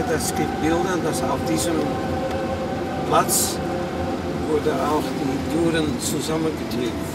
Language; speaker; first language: German; non-native, fluent; Dutch